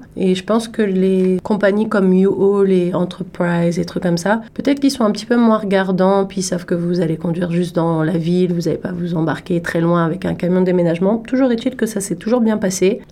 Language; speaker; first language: French; native; French